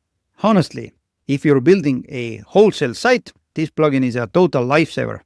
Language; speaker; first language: English; non-native, fluent; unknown